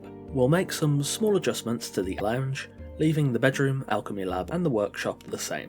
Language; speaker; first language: English; native; English